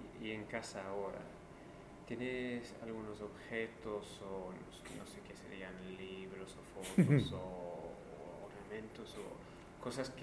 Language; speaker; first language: Spanish; non-native, fluent; English